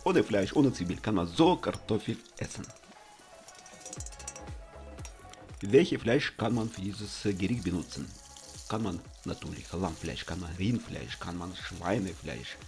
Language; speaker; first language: German; non-native, learner; Russian